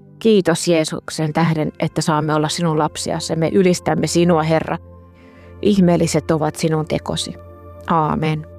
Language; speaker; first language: Finnish; native; Finnish